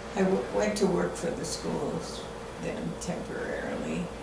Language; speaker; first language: English; native; English